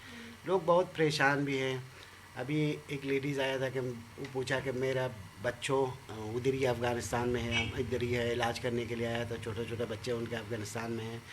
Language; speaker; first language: Hindi; non-native, learner; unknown